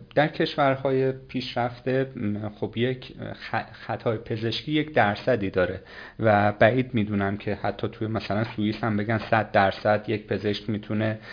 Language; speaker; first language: Persian; native; Persian